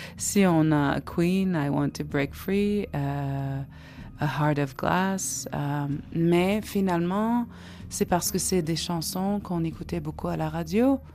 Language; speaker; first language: French; non-native, local second language; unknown